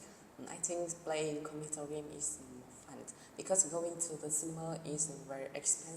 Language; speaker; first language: English; non-native, learner; Vietnamese